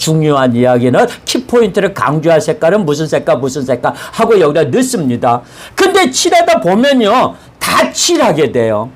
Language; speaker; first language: Korean; native; Korean